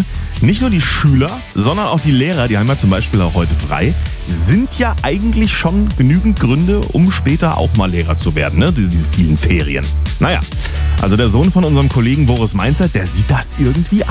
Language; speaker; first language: German; native; German